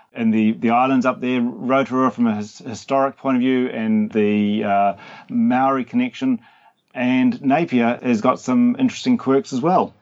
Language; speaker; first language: English; native; English